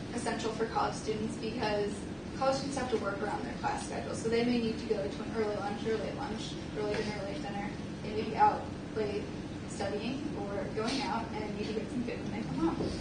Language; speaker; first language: English; native; English